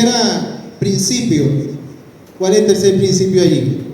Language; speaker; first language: Spanish; native; Spanish